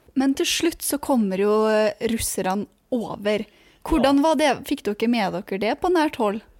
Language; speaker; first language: Norwegian; native; Norwegian